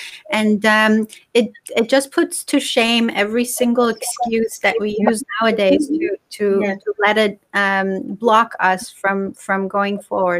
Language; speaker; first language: English; non-native, fluent; Persian